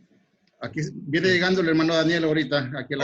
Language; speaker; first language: Spanish; native; Spanish